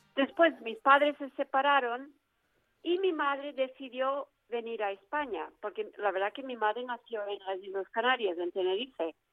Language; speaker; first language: Spanish; early bilingual, other home language; English